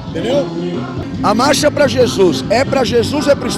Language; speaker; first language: Portuguese; native; Portuguese